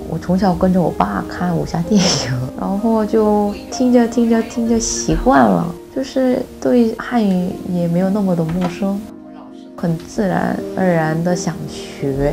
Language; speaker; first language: Chinese; non-native, fluent; Korean